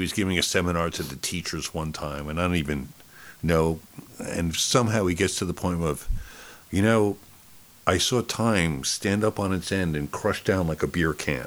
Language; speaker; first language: English; native; English